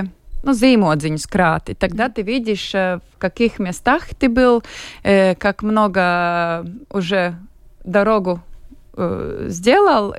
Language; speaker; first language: Russian; non-native, local second language; Latvian